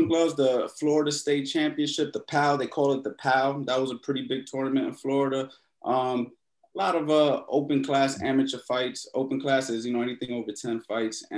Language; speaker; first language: English; native; English